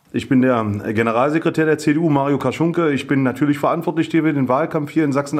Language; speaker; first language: German; native; German